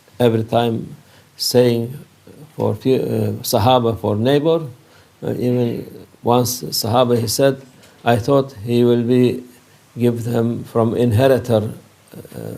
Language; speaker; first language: English; non-native, learner; Turkish